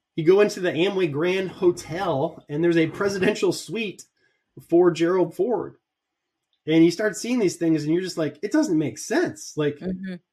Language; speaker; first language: English; native; English